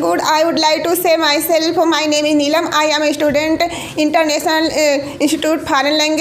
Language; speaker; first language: English; non-native, learner; Hindi